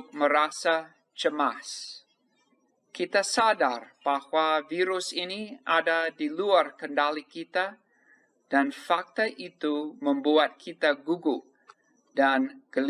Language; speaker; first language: Indonesian; non-native, fluent; English